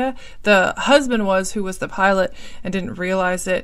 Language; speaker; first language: English; native; English